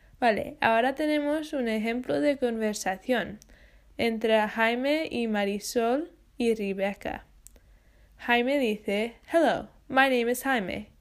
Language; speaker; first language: Spanish; non-native, learner; English